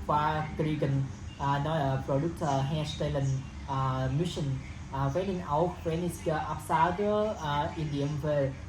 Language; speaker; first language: German; non-native, learner; Vietnamese